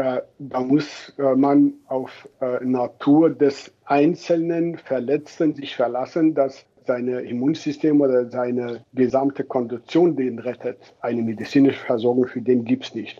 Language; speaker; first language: German; non-native, fluent; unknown